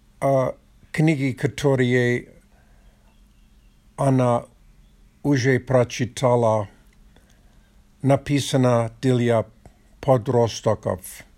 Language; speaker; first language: Russian; non-native, learner; Polish